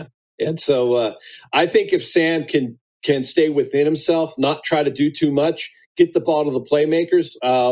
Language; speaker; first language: English; native; English